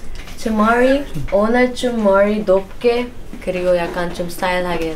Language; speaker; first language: Korean; non-native, learner; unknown